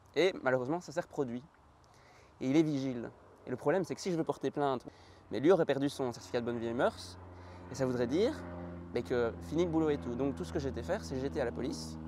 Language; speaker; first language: French; native; French